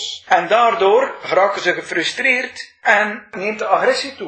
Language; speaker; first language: Dutch; native; Dutch